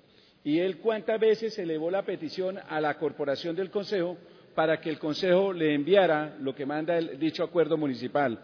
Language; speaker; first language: Spanish; native; Spanish